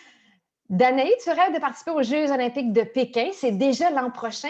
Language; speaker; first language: French; native; French